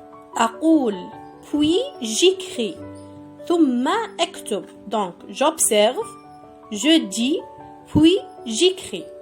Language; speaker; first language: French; non-native, local second language; Arabic